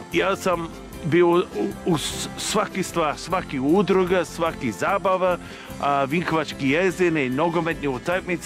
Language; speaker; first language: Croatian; non-native, fluent; English